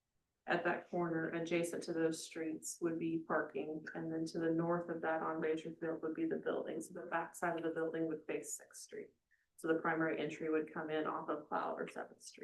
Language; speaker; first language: English; native; English